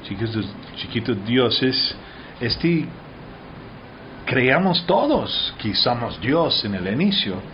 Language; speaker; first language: Spanish; early bilingual, heritage; Spanish